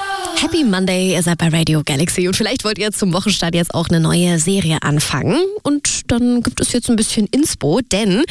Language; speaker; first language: German; native; German